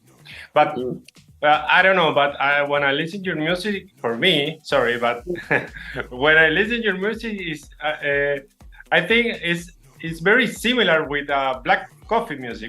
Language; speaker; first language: English; non-native, learner; Spanish